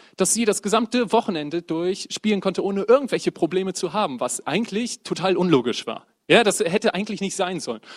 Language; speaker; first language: German; native; German